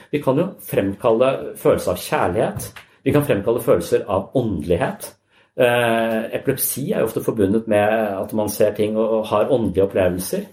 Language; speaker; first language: Norwegian; native; Norwegian